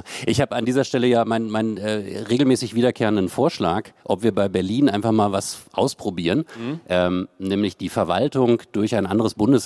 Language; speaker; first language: German; native; German